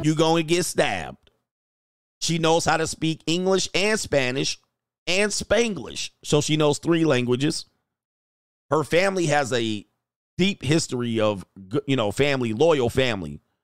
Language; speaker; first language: English; native; English